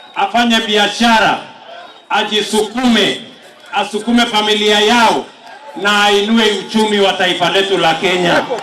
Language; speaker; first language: Swahili; non-native, local second language; Kalenjin